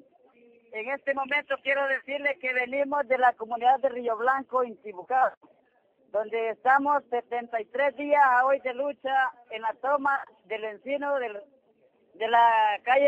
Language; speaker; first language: Spanish; native; Spanish